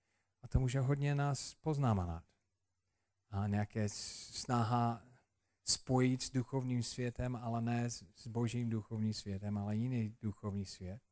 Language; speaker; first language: Czech; non-native, fluent; English